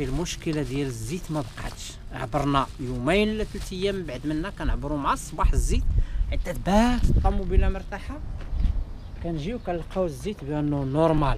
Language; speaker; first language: Arabic; native; Arabic